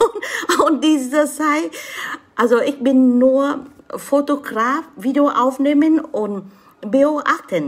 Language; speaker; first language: German; non-native, learner; Vietnamese